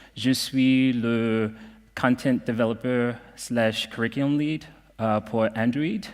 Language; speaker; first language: French; non-native, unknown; English